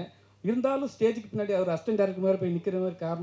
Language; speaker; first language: Tamil; native; Tamil